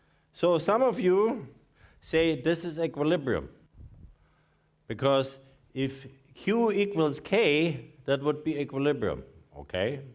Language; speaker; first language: English; non-native, fluent; German